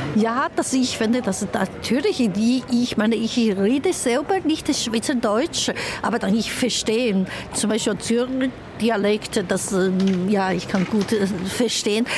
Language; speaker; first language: German; non-native, fluent; Chinese